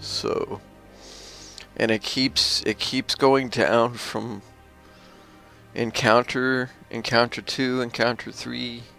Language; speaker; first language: English; native; English